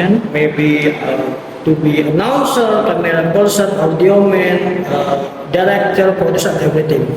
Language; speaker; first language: English; non-native, learner; Indonesian